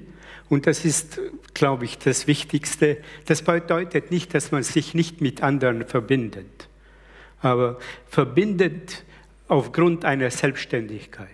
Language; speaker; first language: German; early bilingual, other home language; Slovenian